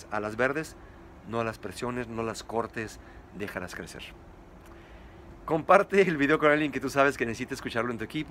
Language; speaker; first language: Spanish; native; Spanish